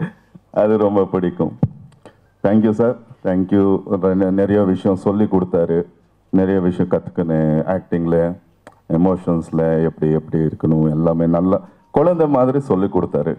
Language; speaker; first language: Tamil; non-native, fluent; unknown